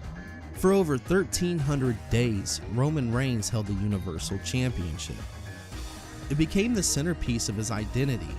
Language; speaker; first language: English; native; English